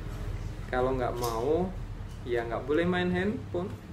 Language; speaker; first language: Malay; non-native, local second language; Javanese